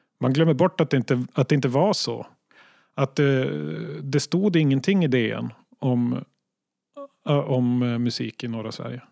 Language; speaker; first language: Swedish; native; Swedish